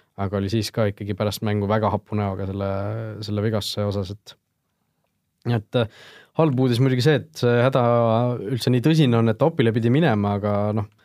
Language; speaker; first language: Estonian; native; Estonian